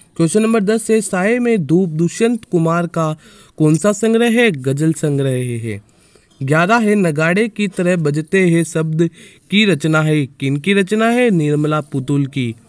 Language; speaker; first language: Hindi; native; Hindi